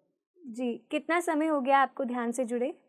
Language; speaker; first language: Hindi; native; Hindi